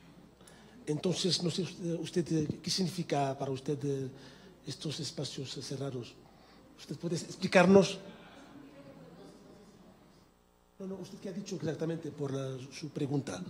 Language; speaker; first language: Spanish; non-native, fluent; Arabic